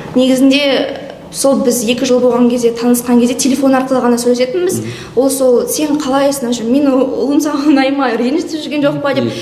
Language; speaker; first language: Kazakh; non-native, local second language; Russian